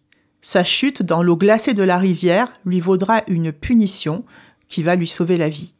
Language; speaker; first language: French; native; French